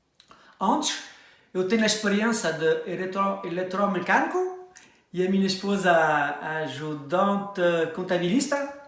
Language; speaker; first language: Portuguese; early bilingual, heritage; French